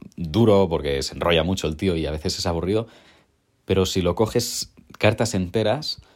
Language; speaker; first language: Spanish; native; Spanish